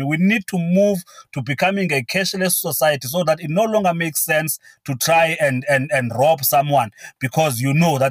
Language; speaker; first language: English; non-native, local second language; Xhosa